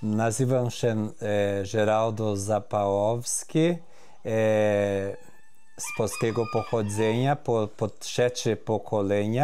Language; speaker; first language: Polish; early bilingual, heritage; Polish